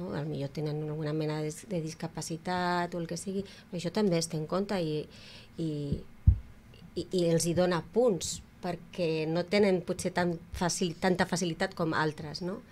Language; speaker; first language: Catalan; native; Catalan